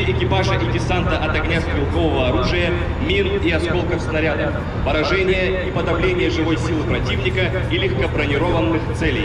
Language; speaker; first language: Russian; native; Russian